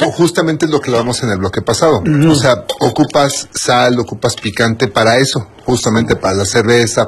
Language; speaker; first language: Spanish; native; Spanish